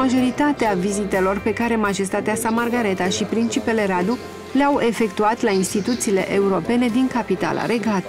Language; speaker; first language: Romanian; native; Romanian